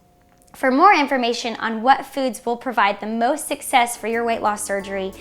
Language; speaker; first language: English; native; English